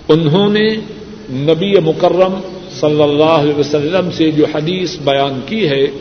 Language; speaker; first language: Urdu; non-native, local second language; Punjabi